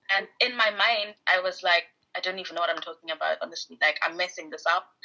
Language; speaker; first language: English; non-native, local second language; Shona